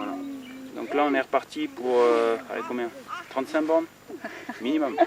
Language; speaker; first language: French; native; French